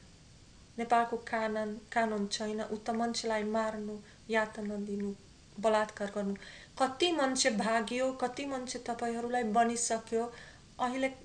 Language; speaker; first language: Nepali; non-native, learner; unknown